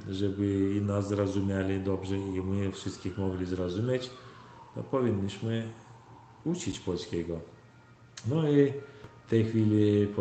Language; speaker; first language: Polish; non-native, learner; Turkmen